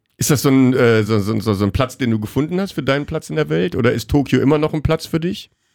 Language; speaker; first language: German; native; German